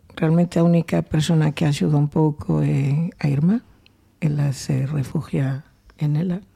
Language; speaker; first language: Galician; non-native, local second language; Spanish